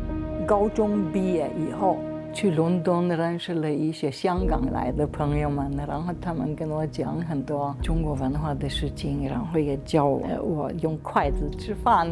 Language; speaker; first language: Chinese; non-native, fluent; Slovenian